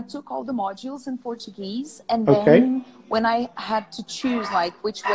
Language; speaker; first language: English; non-native, fluent; Portuguese